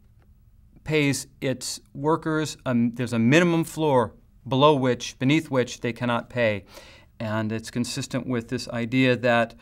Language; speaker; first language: English; native; English